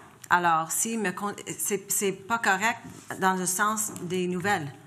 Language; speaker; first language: French; non-native, local second language; English